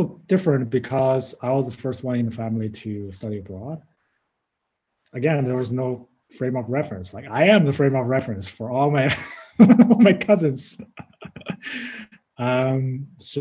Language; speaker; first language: English; non-native, fluent; Chinese